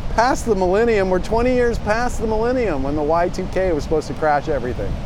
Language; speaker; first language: English; native; English